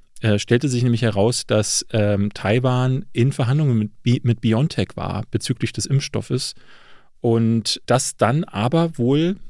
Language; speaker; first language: German; native; German